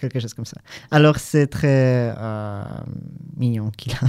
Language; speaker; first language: French; non-native, learner; Polish